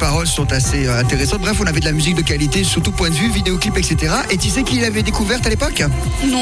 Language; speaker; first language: French; native; French